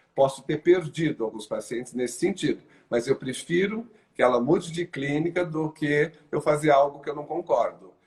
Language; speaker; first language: Portuguese; native; Portuguese